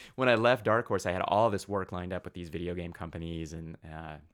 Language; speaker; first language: English; native; English